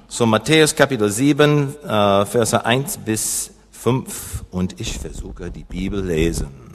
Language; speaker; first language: German; non-native, learner; English